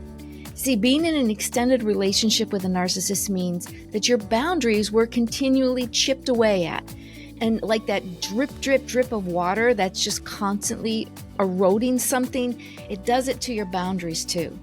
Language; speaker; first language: English; native; English